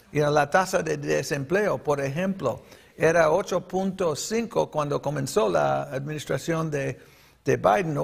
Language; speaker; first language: Spanish; early bilingual, heritage; Spanish